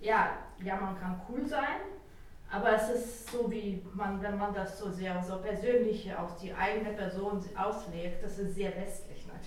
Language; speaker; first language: German; non-native, fluent; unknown